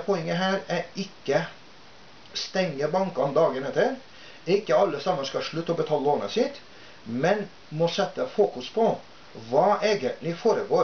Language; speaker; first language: Norwegian; non-native, fluent; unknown